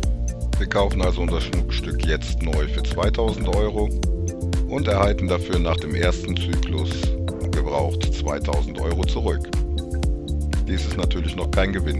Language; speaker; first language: German; native; German